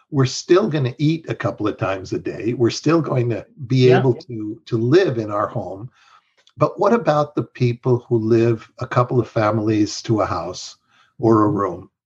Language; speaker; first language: English; early bilingual, other home language; Spanish